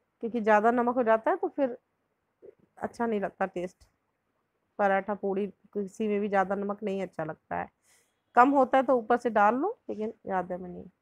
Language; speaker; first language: Hindi; native; Hindi